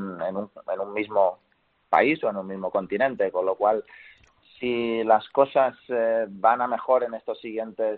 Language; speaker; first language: Spanish; native; Spanish